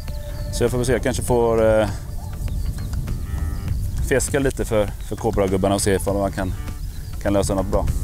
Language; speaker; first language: Swedish; native; Swedish